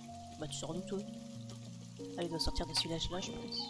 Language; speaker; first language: French; native; French